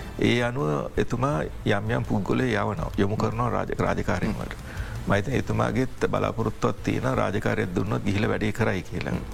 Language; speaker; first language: Sinhala; non-native, local second language; Tamil